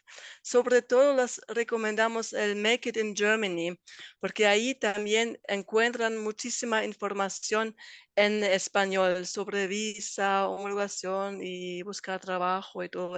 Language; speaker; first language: Spanish; non-native, fluent; German